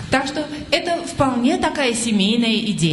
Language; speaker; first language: Russian; native; Russian